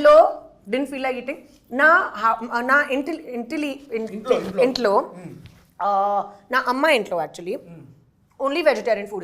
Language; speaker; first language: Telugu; non-native, fluent; Hindi